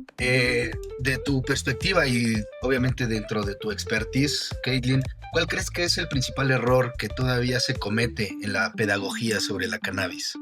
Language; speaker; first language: Spanish; native; Spanish